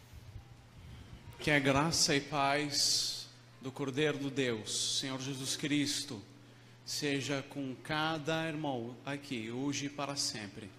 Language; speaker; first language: Portuguese; non-native, fluent; Arabic